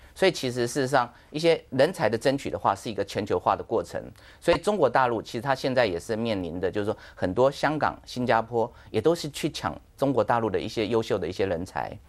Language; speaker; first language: Chinese; native; Chinese